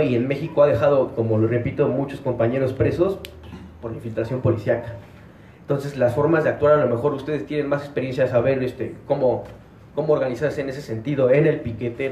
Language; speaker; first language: Spanish; native; Spanish